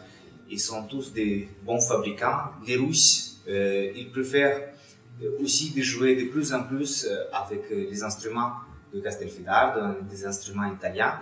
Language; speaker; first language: French; non-native, fluent; Russian